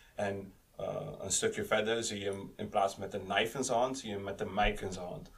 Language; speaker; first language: Dutch; native; Dutch